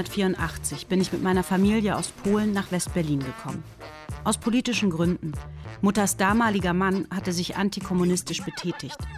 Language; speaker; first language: German; early bilingual, other home language; Polish